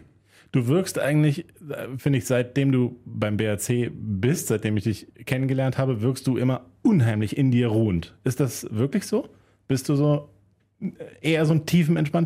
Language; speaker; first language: German; native; German